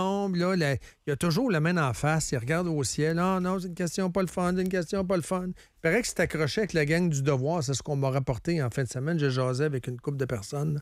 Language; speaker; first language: French; native; French